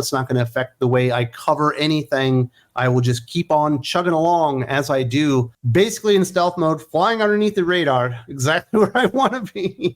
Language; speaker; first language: English; native; English